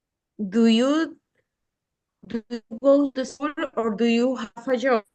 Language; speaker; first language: English; non-native, learner; Spanish